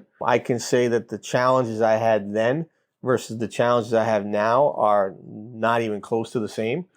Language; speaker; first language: English; native; English